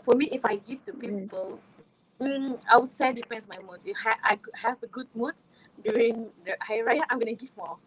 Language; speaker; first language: English; non-native, local second language; Malay